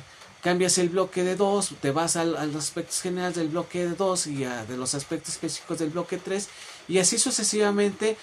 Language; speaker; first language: Spanish; native; Spanish